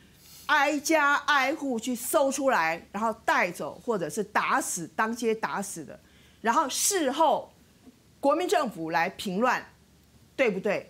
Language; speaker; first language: Chinese; native; Chinese